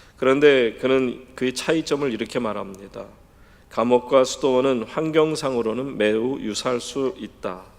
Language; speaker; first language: Korean; native; Korean